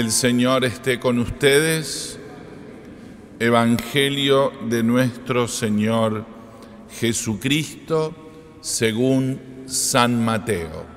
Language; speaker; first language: Spanish; native; Spanish